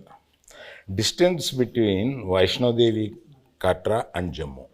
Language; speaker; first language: Telugu; native; Telugu